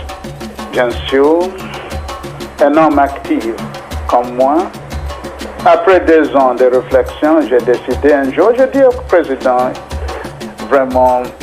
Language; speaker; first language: French; non-native, fluent; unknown